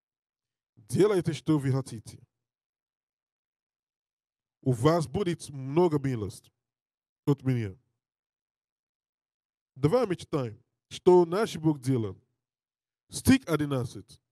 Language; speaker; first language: Russian; non-native, learner; English